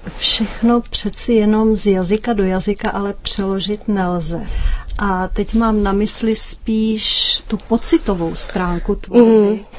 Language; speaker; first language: Czech; native; Czech